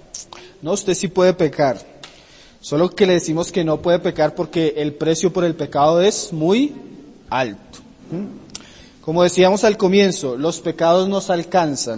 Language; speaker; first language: Spanish; native; Spanish